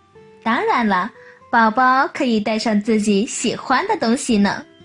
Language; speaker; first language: Chinese; native; Chinese